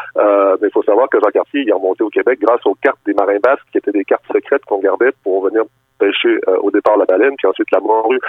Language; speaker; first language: French; native; French